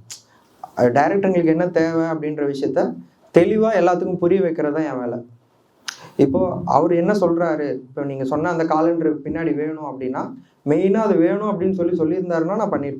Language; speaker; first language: Tamil; native; Tamil